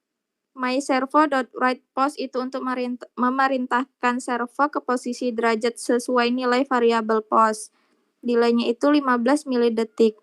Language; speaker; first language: Indonesian; native; Indonesian